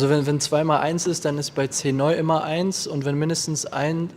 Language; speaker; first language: German; native; German